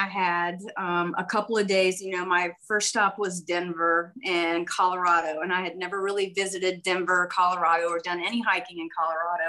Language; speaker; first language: English; native; English